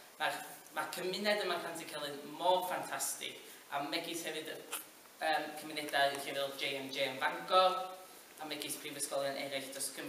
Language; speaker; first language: Welsh; native; Welsh